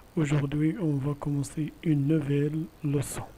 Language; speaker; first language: French; non-native, local second language; Arabic